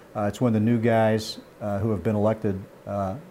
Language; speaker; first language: English; native; English